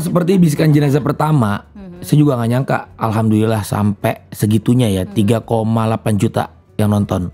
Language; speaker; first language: Indonesian; native; Indonesian